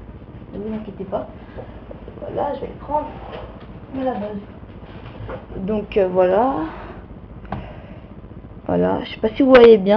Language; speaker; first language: French; native; French